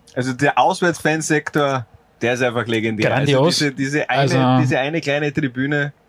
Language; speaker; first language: German; native; German